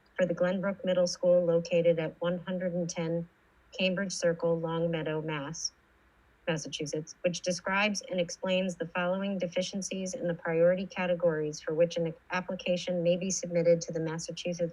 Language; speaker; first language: English; native; English